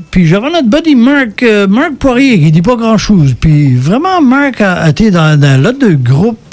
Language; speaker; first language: French; early bilingual, heritage; French